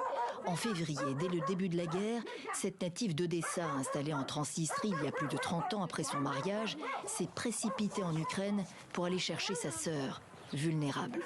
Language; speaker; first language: French; native; French